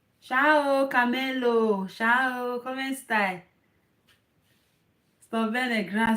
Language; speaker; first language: Italian; non-native, learner; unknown